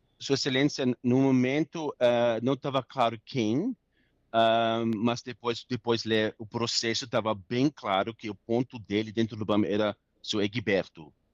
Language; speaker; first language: Portuguese; non-native, fluent; English